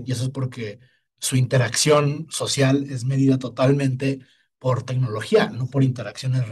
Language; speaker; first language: Spanish; native; Spanish